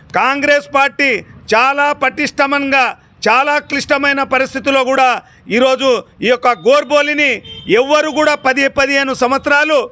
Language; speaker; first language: Telugu; non-native, local second language; Lambadi